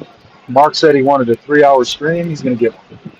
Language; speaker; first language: English; native; English